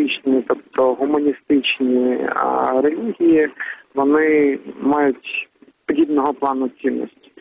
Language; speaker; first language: Ukrainian; native; Ukrainian